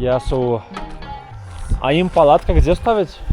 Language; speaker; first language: Russian; non-native, fluent; Lithuanian